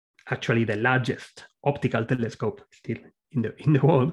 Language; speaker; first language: English; non-native, fluent; Spanish